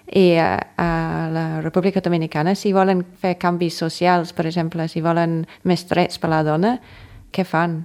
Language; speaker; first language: Catalan; non-native, fluent; English